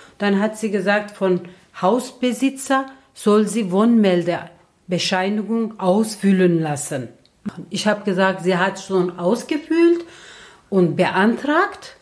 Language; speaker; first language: German; non-native, learner; Kurdish